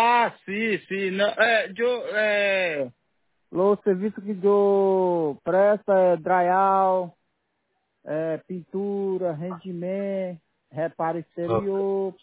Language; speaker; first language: Spanish; non-native, learner; Portuguese